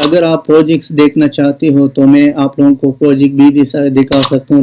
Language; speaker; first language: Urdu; non-native, local second language; Pashto